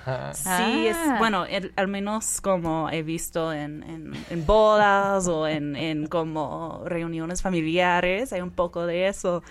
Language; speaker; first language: Spanish; non-native, fluent; English